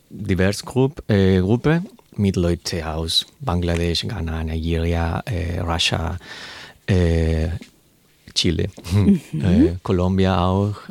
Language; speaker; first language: German; non-native, learner; Spanish